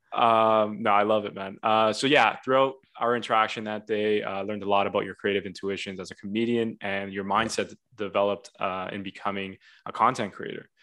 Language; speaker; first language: English; native; English